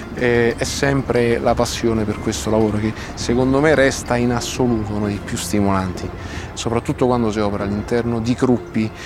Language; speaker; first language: Italian; non-native, fluent; Arabic